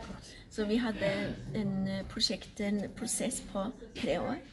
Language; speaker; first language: Norwegian; non-native, learner; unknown